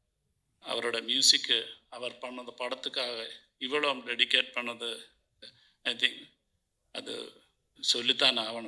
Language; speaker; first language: Tamil; non-native, learner; Malayalam